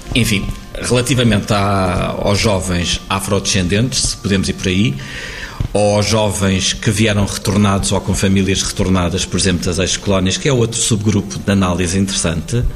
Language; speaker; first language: Portuguese; native; Portuguese